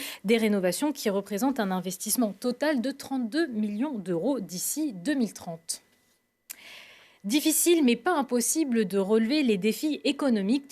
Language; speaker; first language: French; native; French